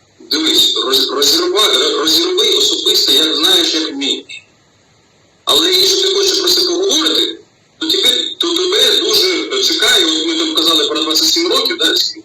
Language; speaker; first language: Ukrainian; non-native, local second language; Russian